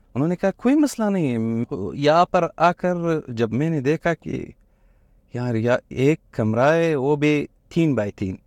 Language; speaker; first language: Urdu; non-native, fluent; Pashto